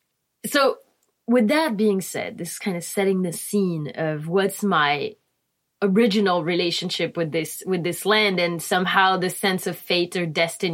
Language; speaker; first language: English; non-native, fluent; French